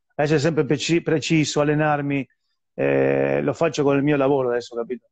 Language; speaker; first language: Italian; non-native, fluent; Spanish